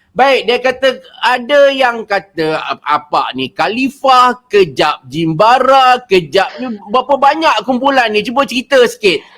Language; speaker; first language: Malay; native; Malay